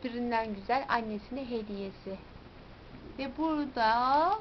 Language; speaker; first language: Turkish; native; Turkish